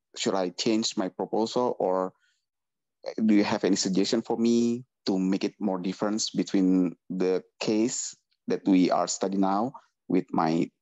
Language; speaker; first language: English; non-native, fluent; Indonesian